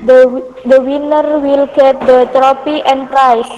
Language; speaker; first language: English; non-native, learner; Indonesian